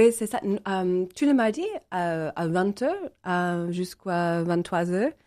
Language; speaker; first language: French; non-native, learner; English